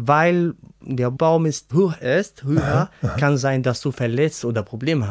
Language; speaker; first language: German; non-native, learner; Arabic